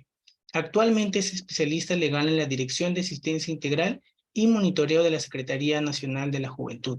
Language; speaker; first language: Spanish; native; Spanish